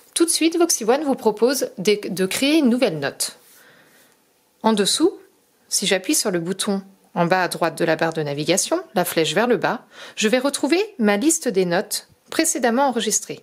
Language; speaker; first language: French; native; French